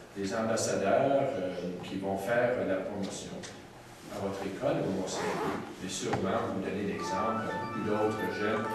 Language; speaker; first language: French; native; French